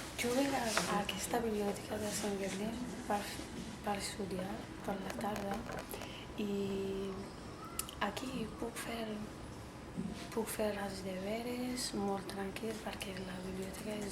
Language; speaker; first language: Catalan; early bilingual, other home language; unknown